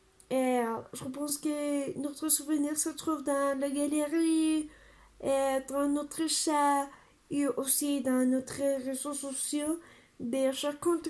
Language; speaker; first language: French; non-native, learner; Spanish